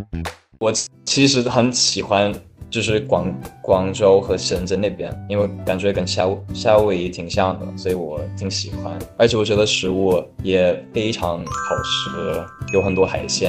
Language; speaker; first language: Chinese; non-native, fluent; English